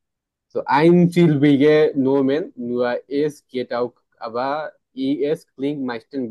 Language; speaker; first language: German; non-native, fluent; Bangla